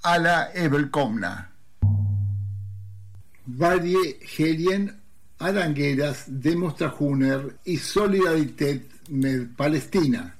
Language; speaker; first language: Swedish; non-native, fluent; Spanish